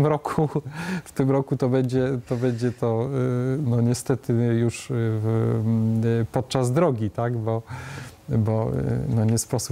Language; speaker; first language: Polish; native; Polish